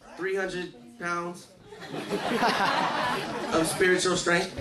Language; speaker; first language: English; native; English